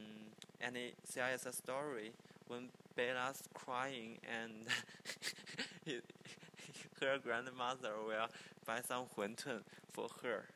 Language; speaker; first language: English; non-native, learner; Chinese